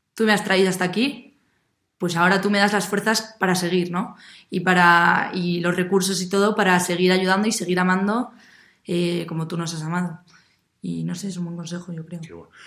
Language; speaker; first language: Spanish; native; Spanish